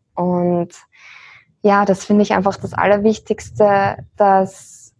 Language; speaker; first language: German; native; German